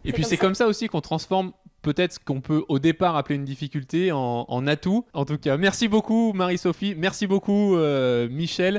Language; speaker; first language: French; native; French